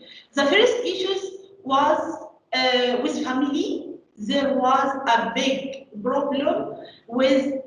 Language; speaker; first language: English; non-native, learner; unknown